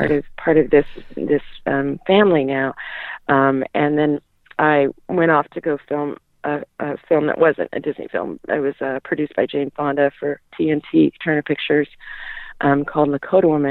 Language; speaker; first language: English; native; English